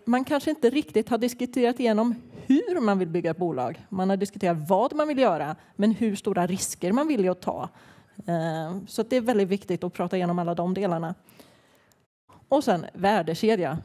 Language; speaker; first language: Swedish; native; Swedish